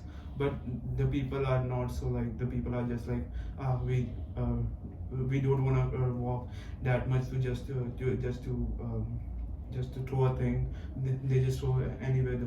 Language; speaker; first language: English; non-native, learner; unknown